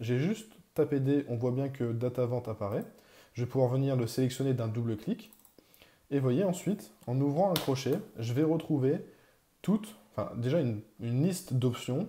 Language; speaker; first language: French; native; French